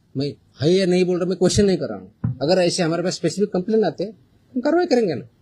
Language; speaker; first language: Hindi; non-native, local second language; Marathi